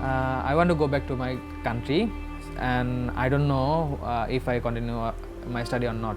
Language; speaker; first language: English; non-native, local second language; Bangla